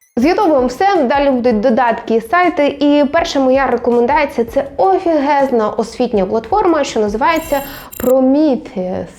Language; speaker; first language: Ukrainian; non-native, local second language; Russian